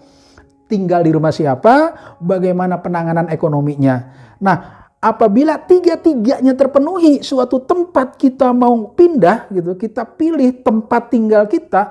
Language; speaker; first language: Indonesian; native; Indonesian